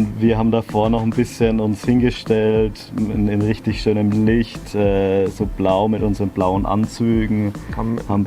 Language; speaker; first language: German; native; German